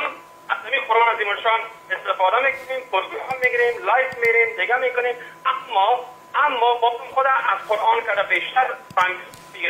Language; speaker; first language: Persian; native; Persian